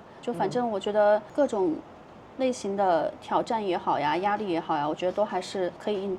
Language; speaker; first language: Chinese; native; Chinese